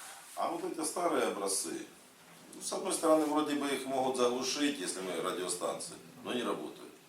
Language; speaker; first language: Russian; native; Russian